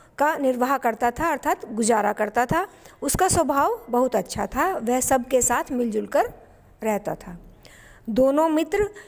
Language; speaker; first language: Hindi; native; Hindi